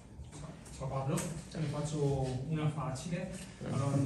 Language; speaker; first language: Italian; native; Italian